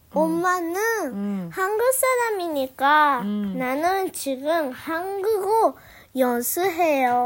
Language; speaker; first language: Korean; early bilingual, heritage; Japanese